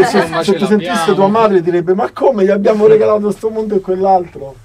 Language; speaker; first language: Italian; native; Italian